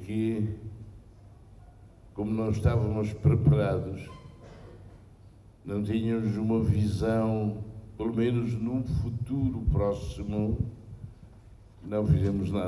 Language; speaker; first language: Portuguese; non-native, local second language; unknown